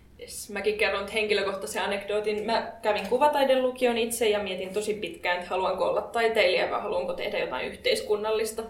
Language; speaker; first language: Finnish; native; Finnish